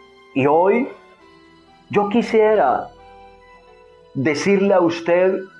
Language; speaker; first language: Spanish; native; Spanish